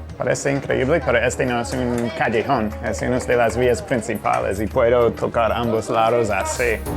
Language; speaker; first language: Spanish; non-native, fluent; English